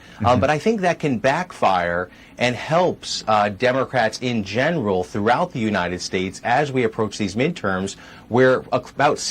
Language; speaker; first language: English; native; English